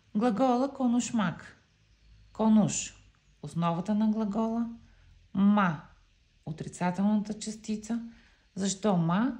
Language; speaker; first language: Bulgarian; non-native, local second language; Turkish